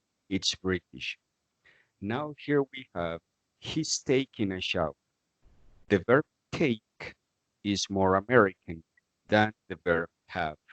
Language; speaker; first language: English; non-native, fluent; Spanish